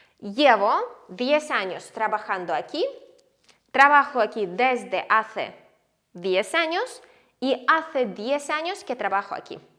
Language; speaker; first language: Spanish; non-native, fluent; Ukrainian